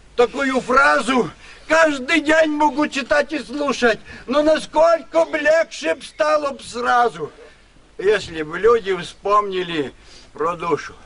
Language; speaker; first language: Russian; non-native, local second language; Ukrainian